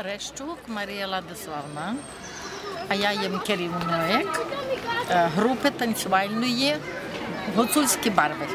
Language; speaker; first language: Czech; non-native, learner; Ukrainian